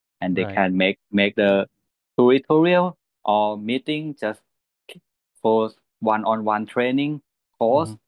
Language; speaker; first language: English; non-native, learner; Thai